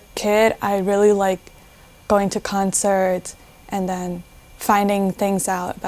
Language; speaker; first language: English; non-native, fluent; Chinese